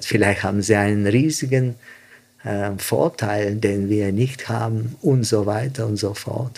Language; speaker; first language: German; non-native, fluent; Bulgarian